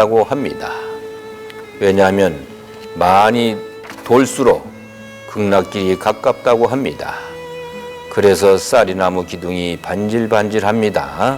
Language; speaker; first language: Korean; native; Korean